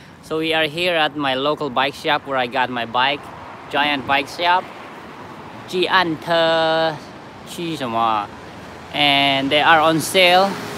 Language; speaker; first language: English; non-native, local second language; Filipino